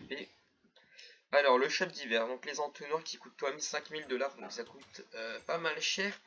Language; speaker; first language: French; native; French